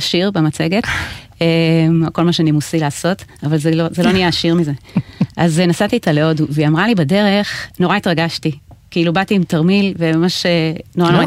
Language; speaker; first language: Hebrew; native; Hebrew